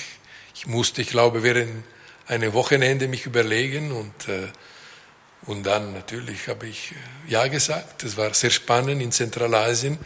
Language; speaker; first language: German; non-native, local second language; French